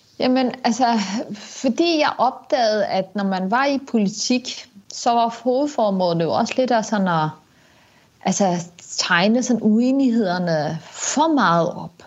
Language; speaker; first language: Danish; early bilingual, other home language; Kurdish